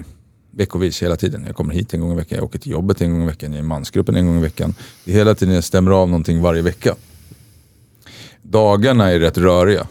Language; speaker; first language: Swedish; native; Swedish